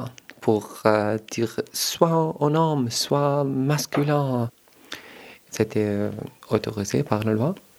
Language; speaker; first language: French; non-native, learner; Arabic